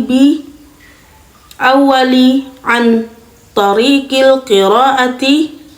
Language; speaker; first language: Arabic; non-native, fluent; Indonesian